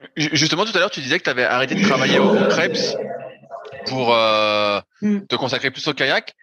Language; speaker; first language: French; native; French